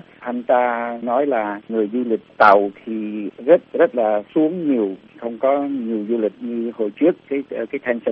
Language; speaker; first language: Vietnamese; early bilingual, heritage; Vietnamese